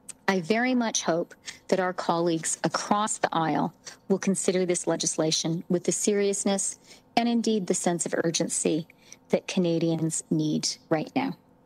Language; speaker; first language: English; native; English